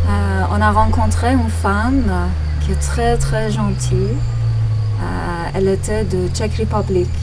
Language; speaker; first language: French; non-native, learner; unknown